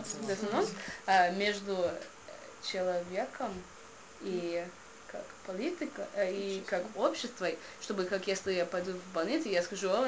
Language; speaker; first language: Russian; non-native, learner; English